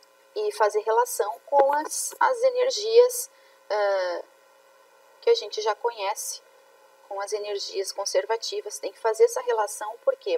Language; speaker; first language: Portuguese; native; Portuguese